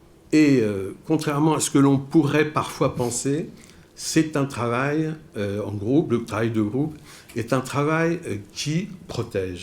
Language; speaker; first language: French; native; French